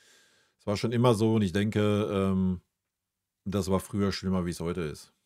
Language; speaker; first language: German; native; German